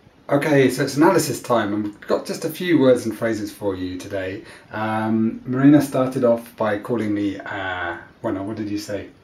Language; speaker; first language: English; native; English